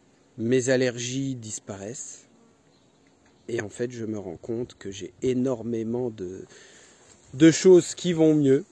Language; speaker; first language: French; native; French